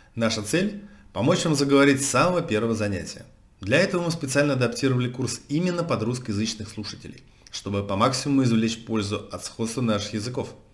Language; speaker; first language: Russian; native; Russian